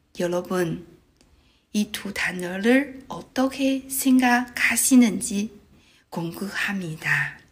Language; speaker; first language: Korean; non-native, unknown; Chinese